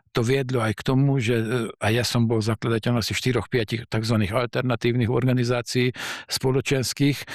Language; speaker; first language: Slovak; early bilingual, heritage; Slovak